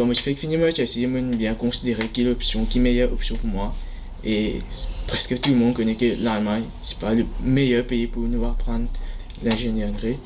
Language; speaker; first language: French; non-native, local second language; Morisyen